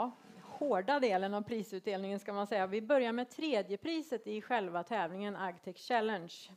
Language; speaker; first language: Swedish; native; Swedish